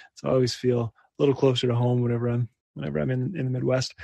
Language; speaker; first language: English; native; English